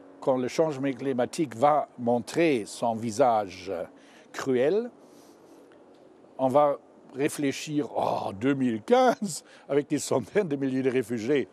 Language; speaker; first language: French; non-native, fluent; German